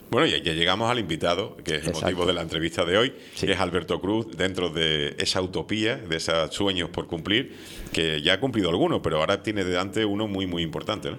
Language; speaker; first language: Spanish; native; Spanish